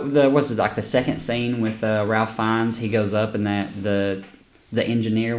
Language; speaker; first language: English; native; English